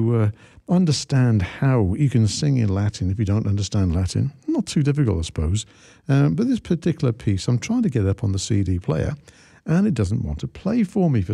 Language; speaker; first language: English; native; English